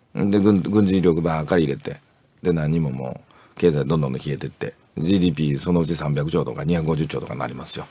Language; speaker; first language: Japanese; native; Japanese